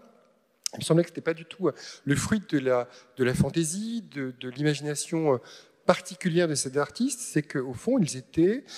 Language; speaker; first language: French; native; French